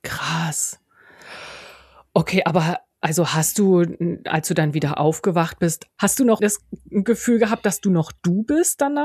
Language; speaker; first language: German; native; German